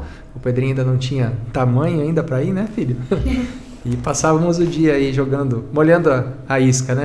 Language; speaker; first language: Portuguese; native; Portuguese